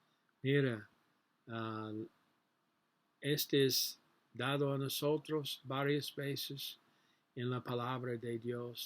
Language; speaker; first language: Spanish; non-native, learner; English